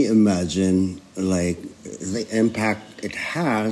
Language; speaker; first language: English; non-native, local second language; Filipino